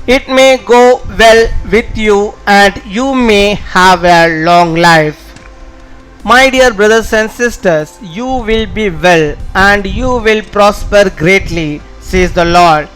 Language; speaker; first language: English; non-native, local second language; Tamil